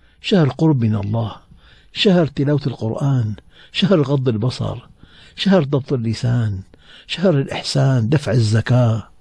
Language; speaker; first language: Arabic; native; Arabic